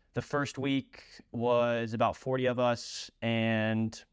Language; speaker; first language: English; native; English